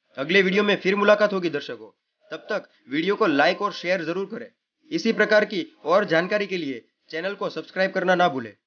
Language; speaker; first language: Hindi; non-native, local second language; Gujarati